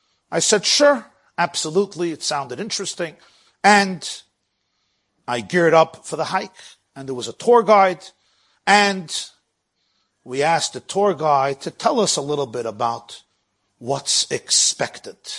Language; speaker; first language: English; native; English